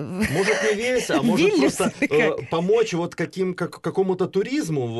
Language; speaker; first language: Russian; native; Russian